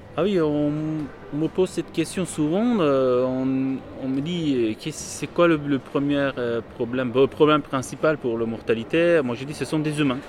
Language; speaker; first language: French; non-native, fluent; Turkish